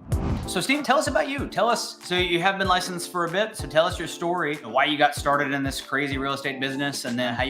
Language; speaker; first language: English; native; English